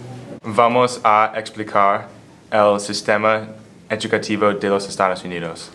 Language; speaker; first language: Spanish; non-native, learner; English